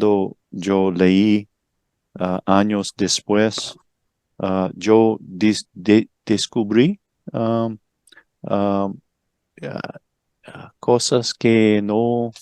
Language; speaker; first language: Spanish; non-native, learner; English